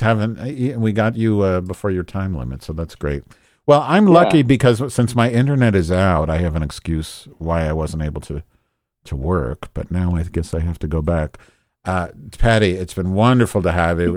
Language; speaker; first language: English; native; English